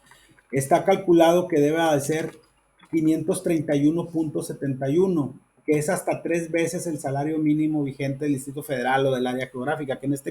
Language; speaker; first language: Spanish; native; Spanish